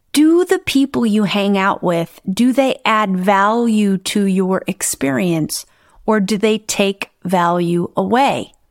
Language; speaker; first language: English; native; English